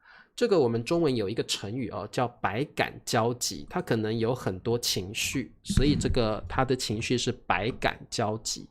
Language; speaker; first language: Chinese; native; Chinese